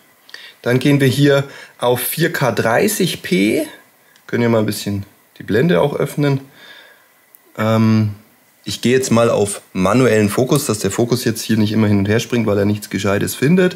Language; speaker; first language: German; native; German